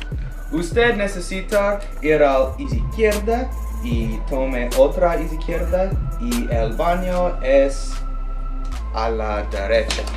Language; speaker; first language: Spanish; non-native, learner; English